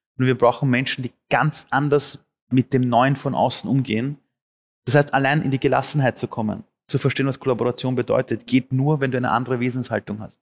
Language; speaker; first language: German; early bilingual, other home language; Persian